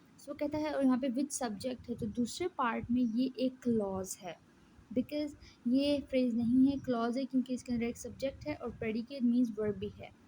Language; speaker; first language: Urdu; native; Urdu